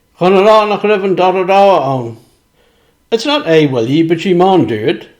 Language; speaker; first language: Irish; non-native, fluent; Swiss German